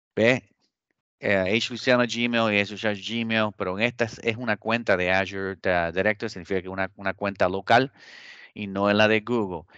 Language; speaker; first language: Spanish; early bilingual, heritage; Spanish